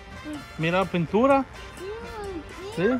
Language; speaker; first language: Spanish; non-native, learner; English